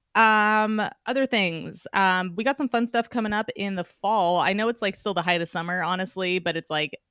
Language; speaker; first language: English; native; English